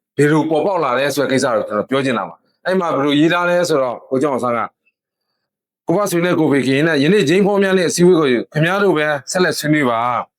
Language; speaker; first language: Burmese; non-native, local second language; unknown